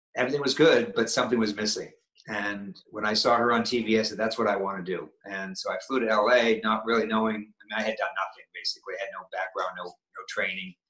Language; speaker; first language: English; native; English